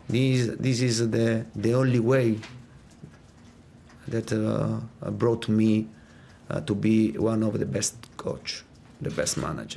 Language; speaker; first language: English; non-native, fluent; Italian